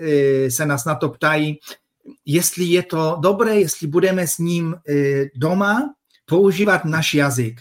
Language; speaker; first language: Czech; non-native, fluent; Polish